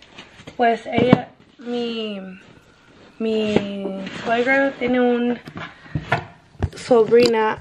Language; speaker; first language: Spanish; non-native, learner; English